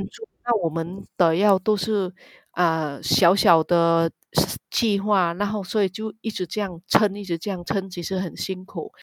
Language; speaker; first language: Chinese; non-native, fluent; Vietnamese